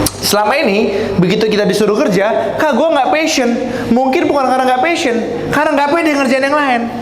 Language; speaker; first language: Indonesian; native; Indonesian